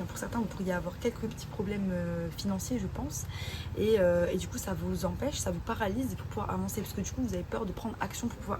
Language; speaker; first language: French; native; French